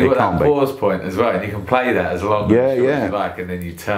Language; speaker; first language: English; native; English